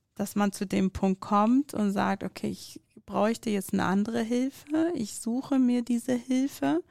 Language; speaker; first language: German; non-native, fluent; Persian